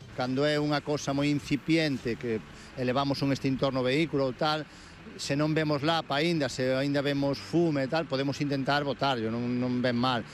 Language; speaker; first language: Galician; non-native, local second language; Spanish